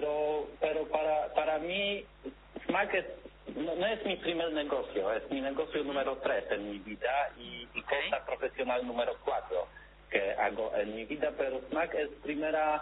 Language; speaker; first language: Spanish; non-native, learner; Polish